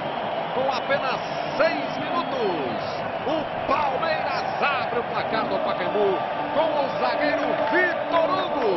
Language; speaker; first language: Portuguese; native; Portuguese